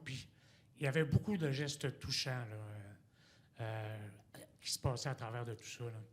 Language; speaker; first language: French; native; French